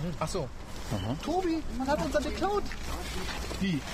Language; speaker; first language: German; native; German